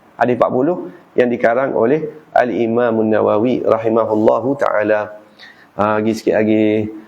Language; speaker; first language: Malay; native; Malay